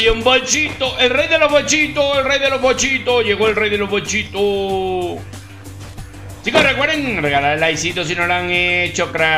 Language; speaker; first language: Spanish; native; Spanish